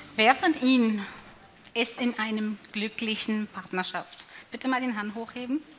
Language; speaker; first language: German; non-native, fluent; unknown